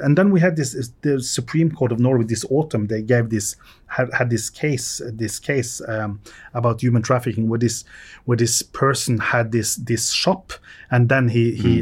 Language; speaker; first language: English; non-native, fluent; Norwegian